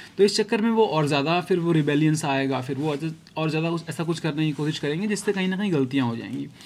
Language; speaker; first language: Hindi; native; Hindi